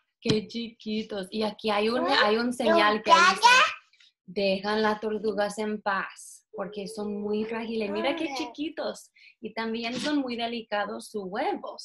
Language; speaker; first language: Spanish; non-native, fluent; English